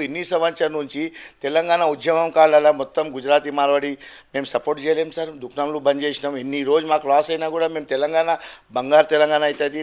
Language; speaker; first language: Telugu; non-native, local second language; Gujarati